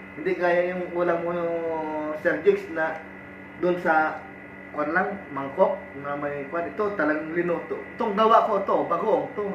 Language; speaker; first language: Filipino; non-native, local second language; Iloko